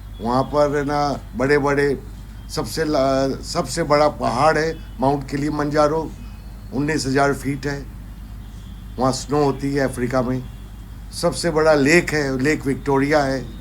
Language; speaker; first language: Hindi; non-native, local second language; Gujarati